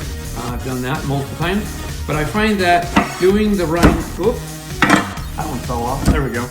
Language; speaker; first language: English; native; English